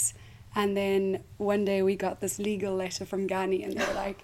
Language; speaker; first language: English; native; English